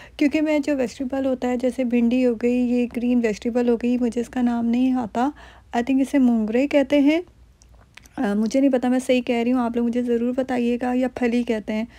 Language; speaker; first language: Urdu; native; Urdu